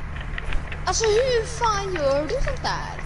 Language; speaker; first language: Swedish; native; Swedish